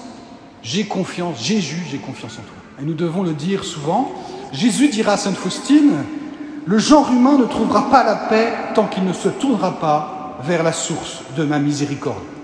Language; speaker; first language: French; native; French